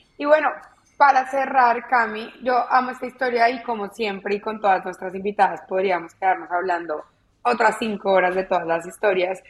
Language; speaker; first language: Spanish; native; Spanish